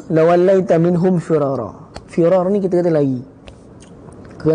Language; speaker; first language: Malay; native; Malay